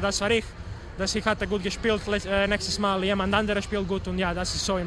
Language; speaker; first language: German; non-native, learner; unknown